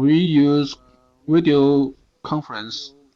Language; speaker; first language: English; non-native, learner; Chinese